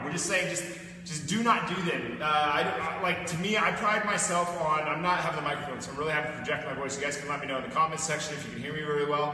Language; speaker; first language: English; native; English